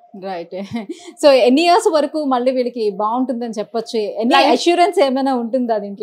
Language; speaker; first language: Telugu; native; Telugu